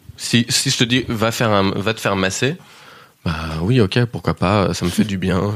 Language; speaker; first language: French; early bilingual, heritage; French